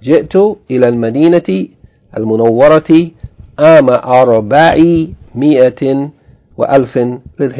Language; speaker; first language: Arabic; non-native, fluent; English